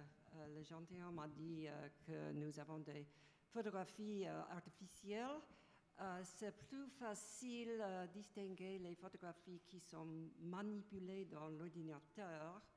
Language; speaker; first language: French; non-native, fluent; English